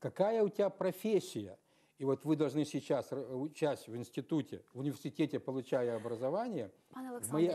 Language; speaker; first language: Russian; native; Russian